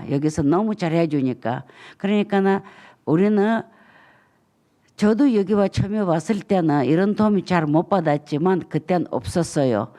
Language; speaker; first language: Korean; non-native, fluent; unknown